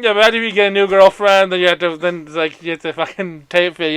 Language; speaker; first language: English; native; English